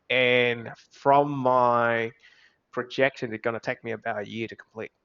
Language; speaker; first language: English; non-native, fluent; Vietnamese